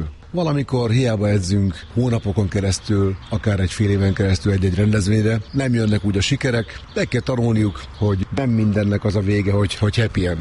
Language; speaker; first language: Hungarian; native; Hungarian